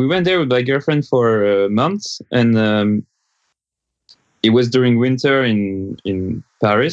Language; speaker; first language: English; non-native, fluent; French